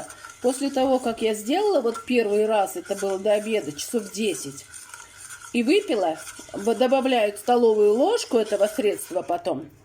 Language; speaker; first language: Russian; native; Russian